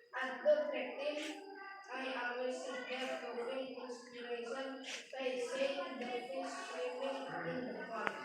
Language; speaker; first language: English; non-native, learner; Indonesian